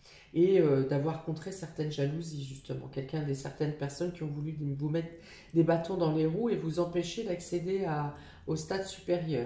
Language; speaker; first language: French; native; French